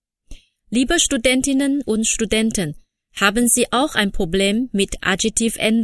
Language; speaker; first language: German; non-native, fluent; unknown